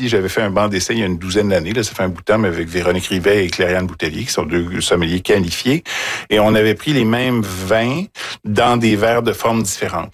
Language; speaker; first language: French; native; French